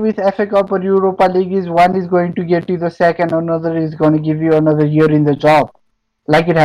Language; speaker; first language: English; non-native, local second language; Nepali